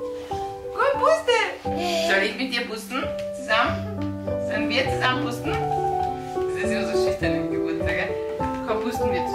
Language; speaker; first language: German; native; German